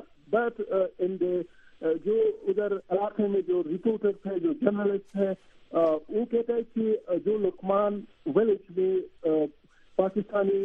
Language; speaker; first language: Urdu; non-native, learner; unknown